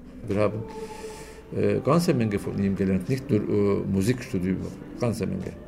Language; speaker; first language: German; non-native, fluent; Turkish